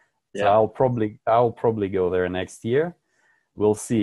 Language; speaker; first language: English; non-native, fluent; Russian